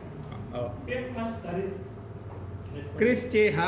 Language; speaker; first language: English; non-native, learner; Indonesian